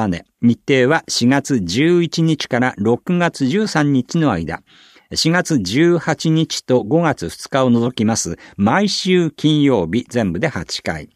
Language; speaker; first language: Japanese; native; Japanese